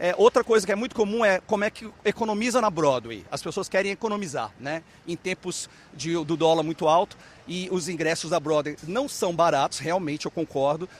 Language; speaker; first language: Portuguese; native; Portuguese